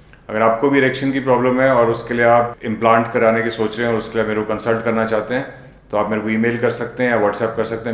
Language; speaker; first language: Hindi; native; Hindi